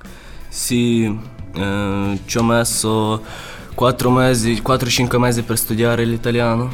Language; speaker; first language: Italian; non-native, learner; Ukrainian